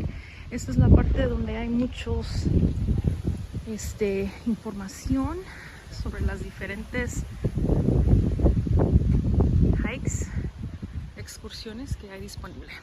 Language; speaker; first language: Spanish; early bilingual, heritage; Spanish